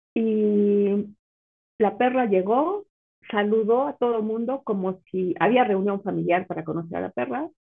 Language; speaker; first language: Spanish; native; Spanish